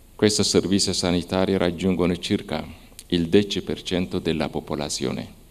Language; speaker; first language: Italian; non-native, fluent; Amharic